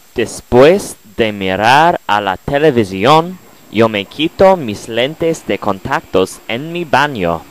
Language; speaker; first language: Spanish; non-native, learner; English